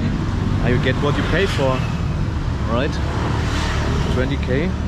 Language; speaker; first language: English; non-native, fluent; German